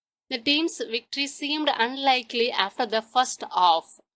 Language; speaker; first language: English; non-native, local second language; Tamil